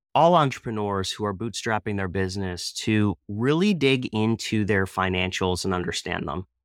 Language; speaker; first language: English; native; English